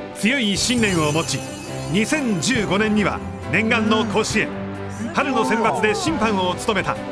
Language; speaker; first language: Japanese; native; Japanese